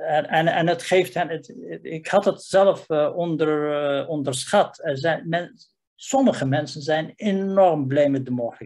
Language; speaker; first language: Dutch; non-native, fluent; Riffian